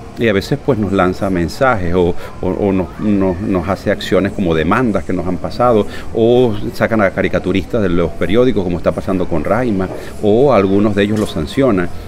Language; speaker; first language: Spanish; native; Spanish